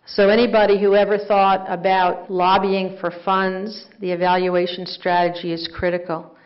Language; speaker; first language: English; native; English